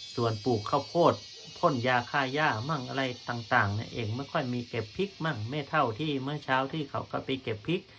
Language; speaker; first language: Thai; native; Thai